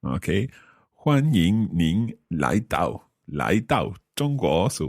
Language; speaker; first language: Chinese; non-native, learner; English